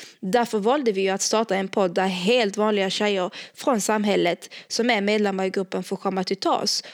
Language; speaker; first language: Swedish; early bilingual, other home language; Arabic